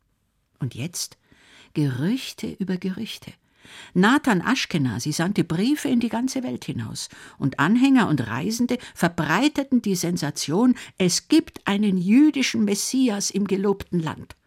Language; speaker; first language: German; native; German